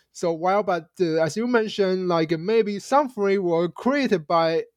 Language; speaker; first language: English; non-native, fluent; Chinese